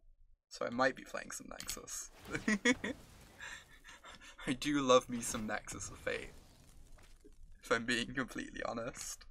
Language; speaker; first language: English; native; English